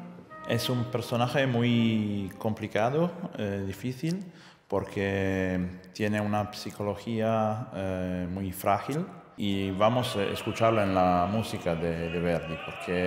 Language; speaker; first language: Spanish; non-native, fluent; Italian